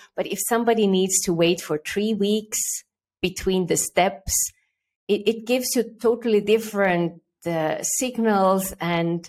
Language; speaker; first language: English; early bilingual, other home language; Estonian